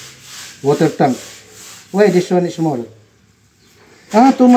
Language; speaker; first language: English; non-native, learner; Filipino